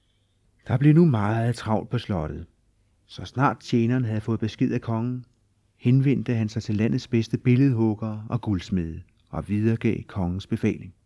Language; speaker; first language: Danish; native; Danish